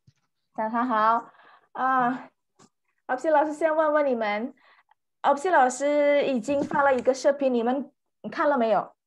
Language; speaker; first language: Chinese; non-native, fluent; Indonesian